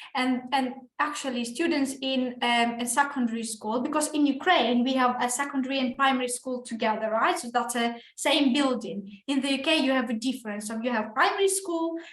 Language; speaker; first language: English; non-native, fluent; Ukrainian